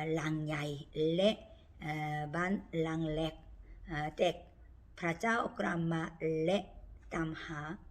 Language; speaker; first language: Thai; non-native, learner; Korean